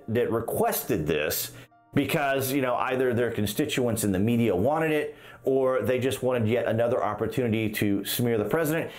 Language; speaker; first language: English; native; English